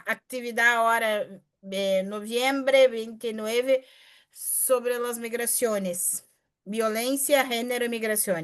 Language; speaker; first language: Spanish; non-native, fluent; Portuguese